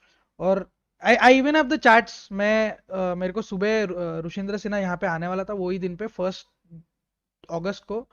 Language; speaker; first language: Hindi; native; Hindi